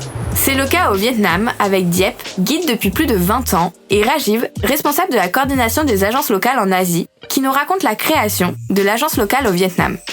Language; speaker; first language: French; native; French